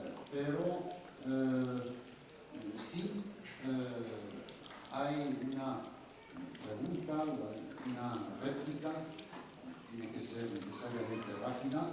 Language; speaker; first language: Spanish; non-native, fluent; Arabic